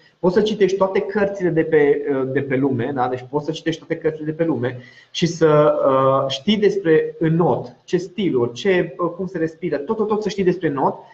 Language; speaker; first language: Romanian; non-native, local second language; Hungarian